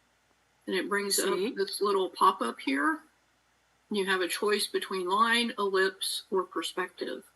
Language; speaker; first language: English; native; English